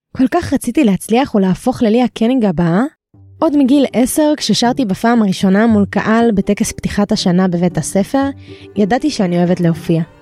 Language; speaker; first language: Hebrew; native; Hebrew